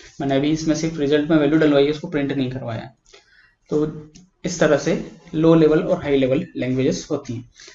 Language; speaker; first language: Hindi; native; Hindi